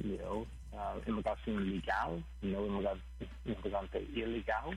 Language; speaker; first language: Spanish; non-native, learner; English